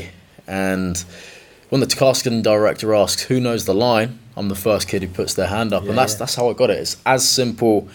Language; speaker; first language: English; native; English